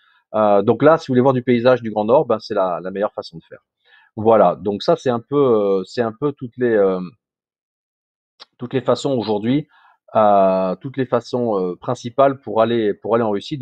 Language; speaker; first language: French; native; French